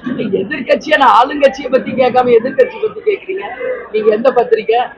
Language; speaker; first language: Tamil; native; Tamil